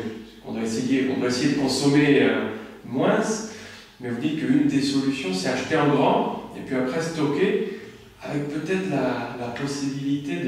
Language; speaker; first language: French; native; French